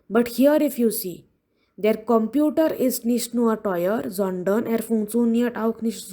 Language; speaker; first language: German; non-native, fluent; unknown